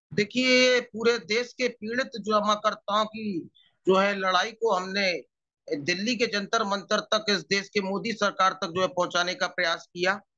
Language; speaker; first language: Hindi; native; Hindi